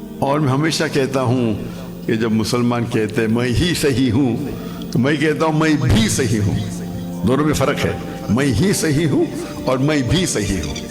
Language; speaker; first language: Urdu; non-native, local second language; Konkani